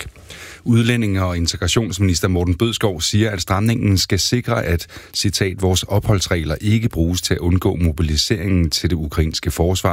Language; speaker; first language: Danish; native; Danish